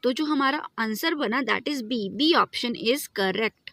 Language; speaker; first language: Hindi; native; Hindi